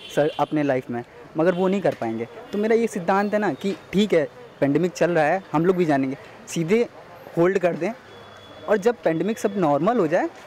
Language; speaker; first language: Hindi; native; Hindi